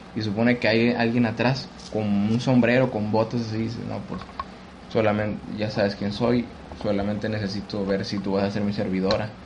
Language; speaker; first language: Spanish; native; Spanish